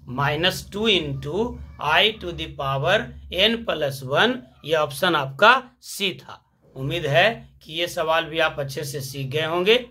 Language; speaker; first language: Hindi; native; Hindi